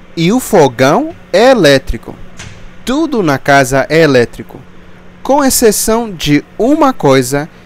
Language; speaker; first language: Portuguese; non-native, fluent; English